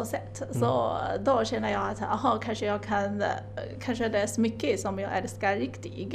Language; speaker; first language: Swedish; non-native, fluent; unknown